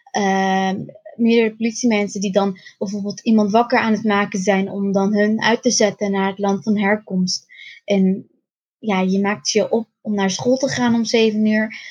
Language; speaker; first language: Dutch; early bilingual, other home language; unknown